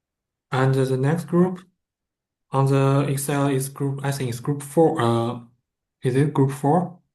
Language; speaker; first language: English; non-native, fluent; Chinese